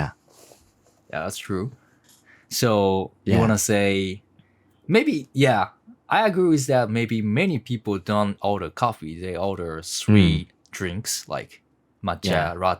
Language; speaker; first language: English; non-native, learner; Japanese